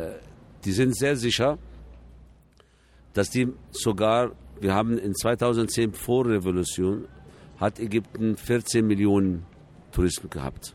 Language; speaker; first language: German; non-native, fluent; Arabic